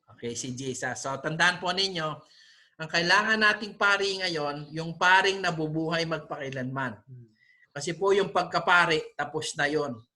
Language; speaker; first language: Filipino; non-native, local second language; Pampanga